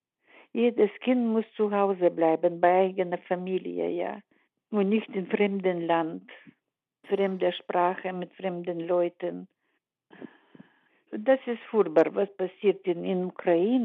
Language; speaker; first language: German; early bilingual, heritage; German